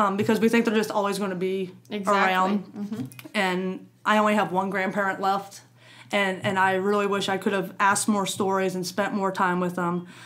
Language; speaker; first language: English; native; English